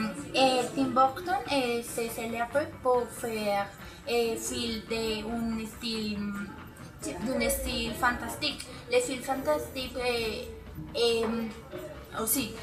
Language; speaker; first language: French; non-native, learner; Spanish